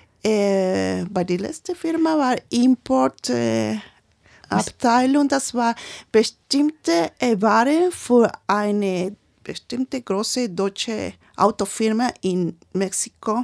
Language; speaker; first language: German; non-native, learner; Spanish